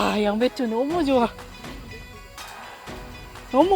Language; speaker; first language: Korean; non-native, learner; Cebuano